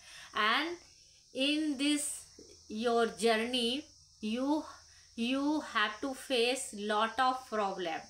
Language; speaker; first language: English; non-native, local second language; Hindi